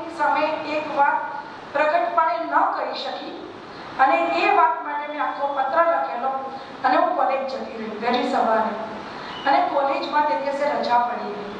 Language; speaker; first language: Gujarati; native; Gujarati